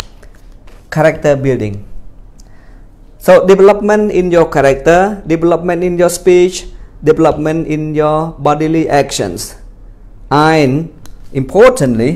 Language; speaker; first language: English; non-native, fluent; Khmer